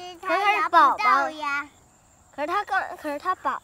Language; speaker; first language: Chinese; early bilingual, heritage; Chinese